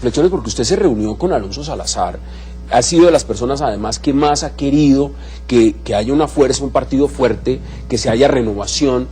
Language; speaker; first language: Spanish; native; Spanish